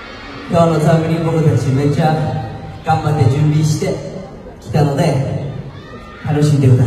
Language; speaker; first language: Japanese; non-native, fluent; Korean